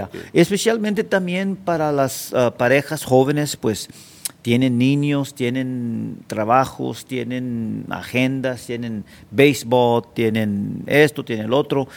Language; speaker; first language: Spanish; early bilingual, heritage; Spanish